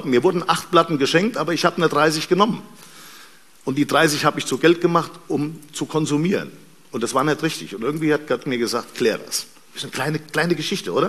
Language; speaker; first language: German; native; German